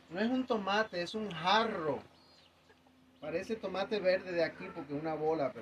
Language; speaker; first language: Spanish; early bilingual, heritage; Spanish